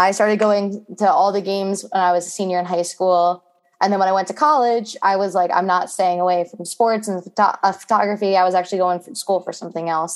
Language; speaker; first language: English; native; English